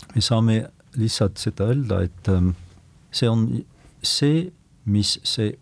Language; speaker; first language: Estonian; non-native, fluent; French